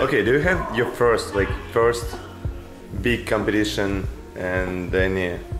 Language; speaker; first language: English; non-native, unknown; Russian